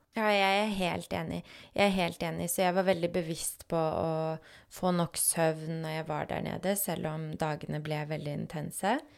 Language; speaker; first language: Norwegian; early bilingual, other home language; Polish